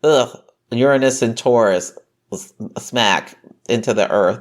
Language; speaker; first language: English; native; English